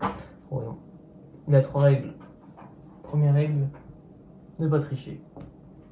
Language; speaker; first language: French; native; French